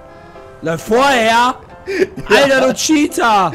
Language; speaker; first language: German; native; German